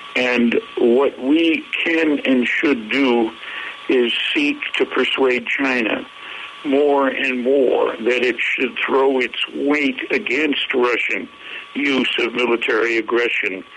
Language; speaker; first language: English; native; English